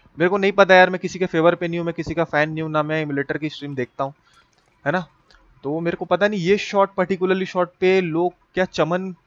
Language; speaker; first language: Hindi; native; Hindi